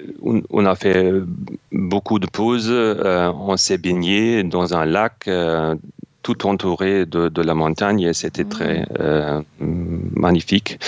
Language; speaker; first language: French; non-native, fluent; German